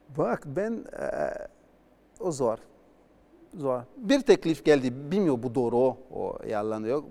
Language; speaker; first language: Turkish; non-native, learner; Portuguese